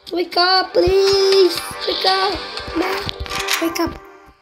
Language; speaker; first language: English; non-native, learner; Russian